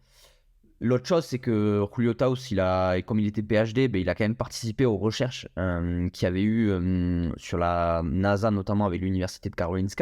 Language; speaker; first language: French; native; French